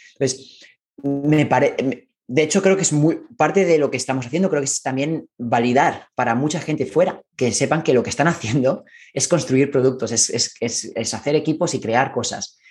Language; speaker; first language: Spanish; native; Spanish